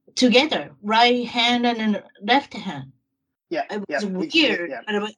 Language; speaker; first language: English; non-native, learner; Japanese